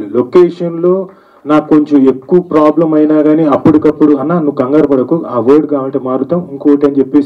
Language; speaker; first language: Telugu; native; Telugu